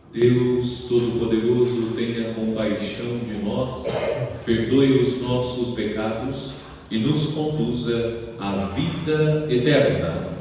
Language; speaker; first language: Portuguese; native; Portuguese